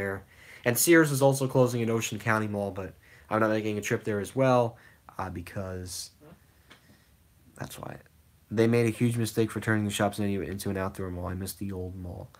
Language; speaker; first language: English; native; English